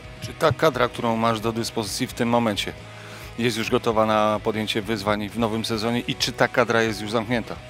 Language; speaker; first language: Polish; native; Polish